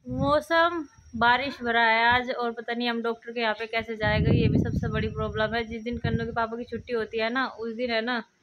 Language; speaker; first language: Hindi; native; Hindi